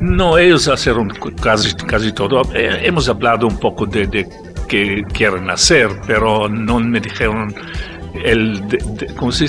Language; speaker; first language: Spanish; non-native, learner; Italian